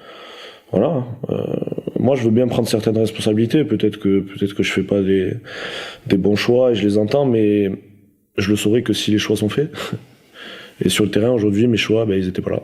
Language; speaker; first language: French; native; French